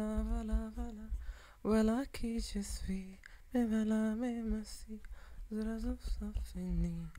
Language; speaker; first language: French; non-native, learner; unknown